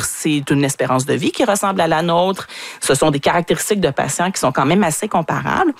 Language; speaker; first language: French; native; French